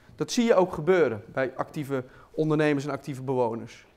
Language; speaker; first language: Dutch; native; Dutch